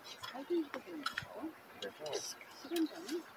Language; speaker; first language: Korean; native; Korean